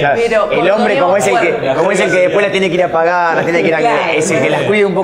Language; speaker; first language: Spanish; native; Spanish